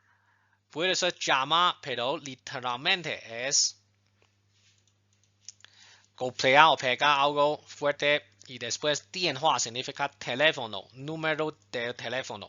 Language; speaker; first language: Spanish; non-native, fluent; Chinese